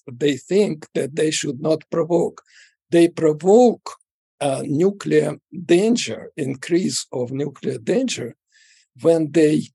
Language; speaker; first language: English; non-native, fluent; Russian